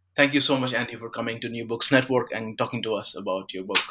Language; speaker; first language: English; non-native, local second language; Bangla